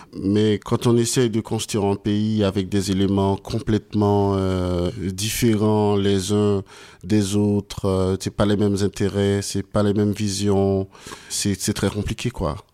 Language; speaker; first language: French; non-native, local second language; Haitian Creole